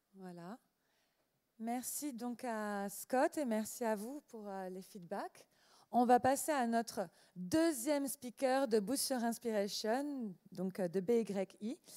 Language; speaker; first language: French; native; French